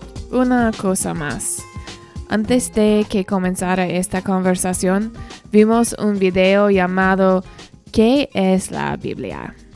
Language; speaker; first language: Spanish; non-native, learner; English